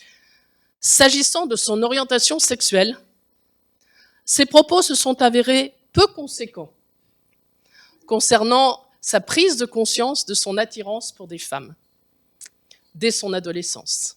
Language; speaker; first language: French; native; French